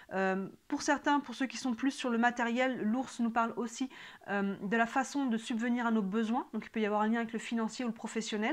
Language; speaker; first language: French; native; French